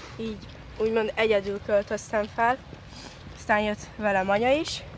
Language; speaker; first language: Hungarian; early bilingual, other home language; Russian